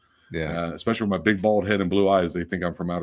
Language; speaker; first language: English; native; English